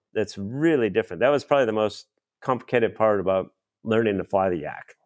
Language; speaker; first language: English; native; English